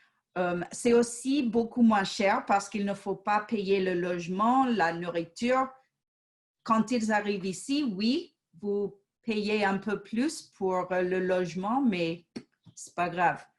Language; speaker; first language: French; non-native, fluent; English